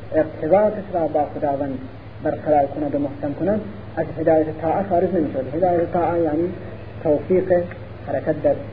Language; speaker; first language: Persian; non-native, local second language; Central Kurdish